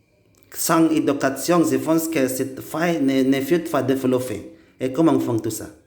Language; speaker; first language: French; non-native, learner; Indonesian